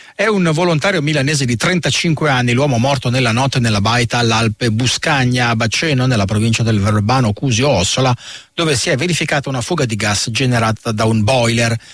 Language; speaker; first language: Italian; native; Italian